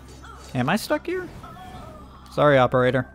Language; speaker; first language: English; native; English